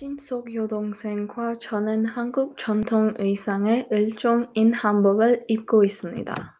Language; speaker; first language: Korean; early bilingual, heritage; Korean